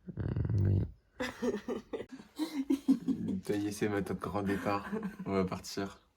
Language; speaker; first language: French; native; French